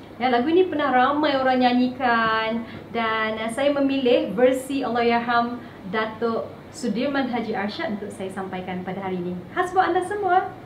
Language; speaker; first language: Malay; native; Malay